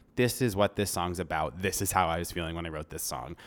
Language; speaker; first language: English; native; English